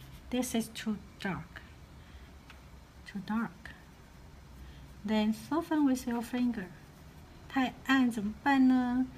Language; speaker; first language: English; non-native, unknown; Chinese